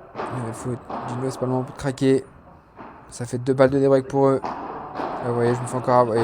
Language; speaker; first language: French; native; French